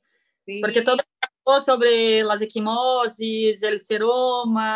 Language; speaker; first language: Spanish; non-native, learner; Portuguese